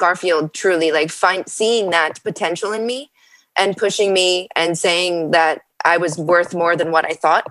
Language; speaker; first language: English; native; English